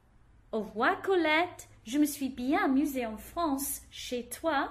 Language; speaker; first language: French; non-native, learner; English